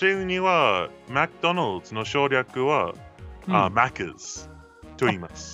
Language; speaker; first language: Japanese; non-native, learner; English